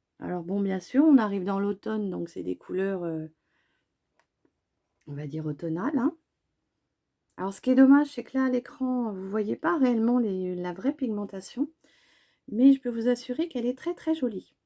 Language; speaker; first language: French; native; French